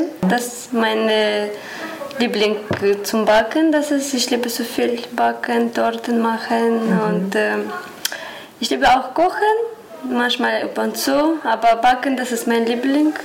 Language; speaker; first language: German; non-native, learner; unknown